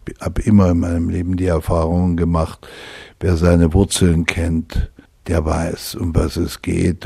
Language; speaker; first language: German; native; German